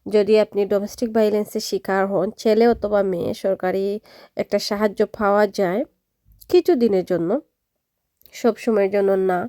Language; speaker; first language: Bangla; non-native, local second language; Sylheti